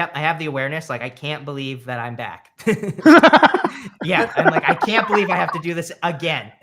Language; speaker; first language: English; native; English